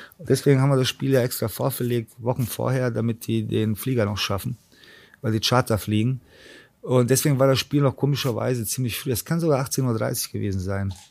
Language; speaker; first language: German; early bilingual, other home language; Serbian